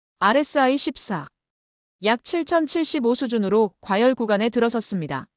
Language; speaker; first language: Korean; native; Korean